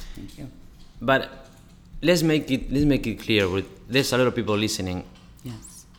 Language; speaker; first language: English; non-native, fluent; Spanish